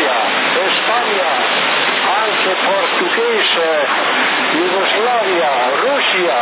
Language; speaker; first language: Italian; non-native, learner; German